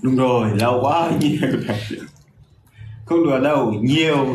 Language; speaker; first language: Vietnamese; non-native, fluent; Portuguese